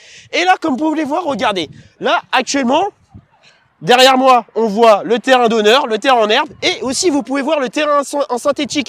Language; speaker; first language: French; native; French